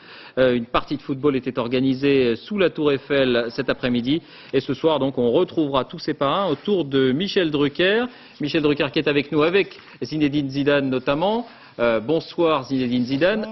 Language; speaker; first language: French; native; French